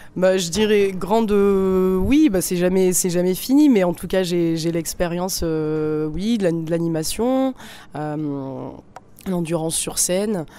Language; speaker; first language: French; native; French